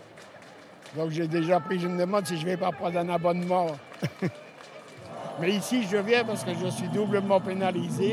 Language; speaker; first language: French; early bilingual, other home language; Spanish